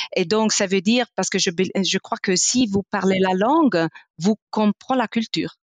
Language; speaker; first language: French; non-native, fluent; Italian